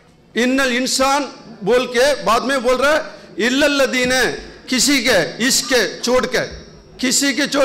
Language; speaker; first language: Hindi; non-native, local second language; Urdu